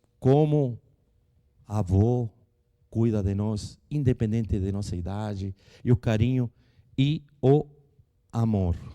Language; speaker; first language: Portuguese; non-native, fluent; Spanish